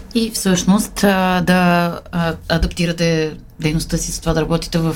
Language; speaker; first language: Bulgarian; native; Bulgarian